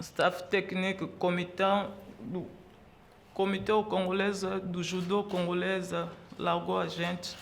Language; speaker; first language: Portuguese; non-native, learner; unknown